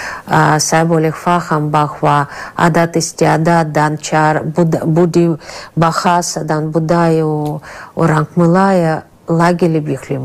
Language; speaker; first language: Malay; non-native, fluent; Russian